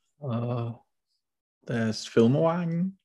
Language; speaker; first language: German; non-native, learner; Czech